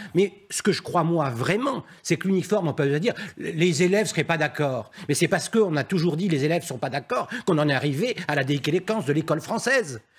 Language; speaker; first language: French; native; French